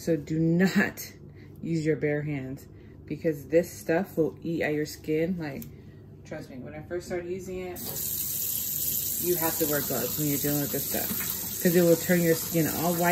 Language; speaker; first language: English; native; English